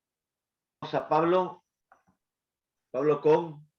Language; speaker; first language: Spanish; native; Spanish